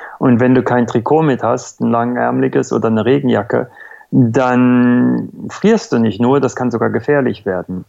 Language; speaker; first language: German; native; German